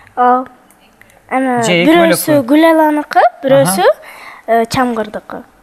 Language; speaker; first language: Kyrgyz; native; Kyrgyz